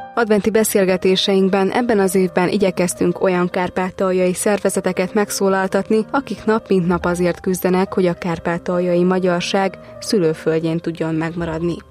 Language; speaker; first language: Hungarian; native; Hungarian